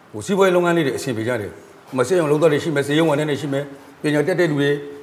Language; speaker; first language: Burmese; native; Burmese